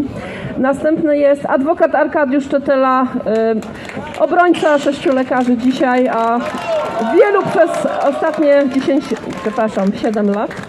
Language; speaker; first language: Polish; native; Polish